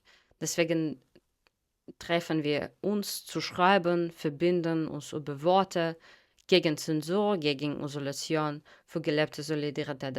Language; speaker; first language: German; non-native, fluent; Russian